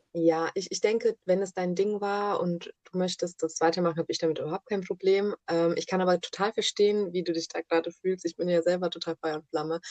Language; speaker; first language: German; early bilingual, other home language; Italian